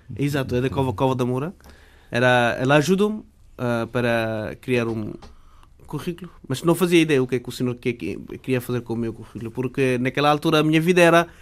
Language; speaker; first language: Portuguese; non-native, fluent; Bangla